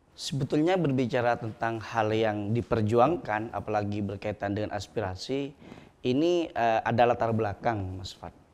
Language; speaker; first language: Indonesian; non-native, local second language; Madurese